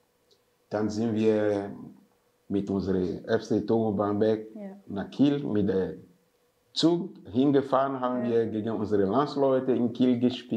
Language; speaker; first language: German; non-native, fluent; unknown